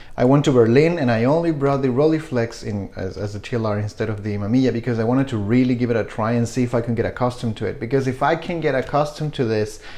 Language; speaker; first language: English; non-native, fluent; Spanish